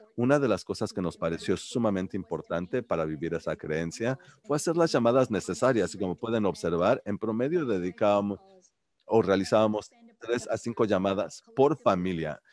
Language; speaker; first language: Spanish; early bilingual, heritage; Spanish